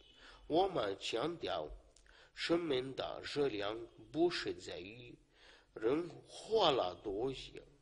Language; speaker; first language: Chinese; non-native, learner; Arabic